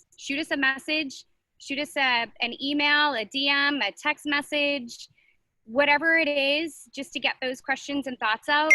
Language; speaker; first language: English; native; English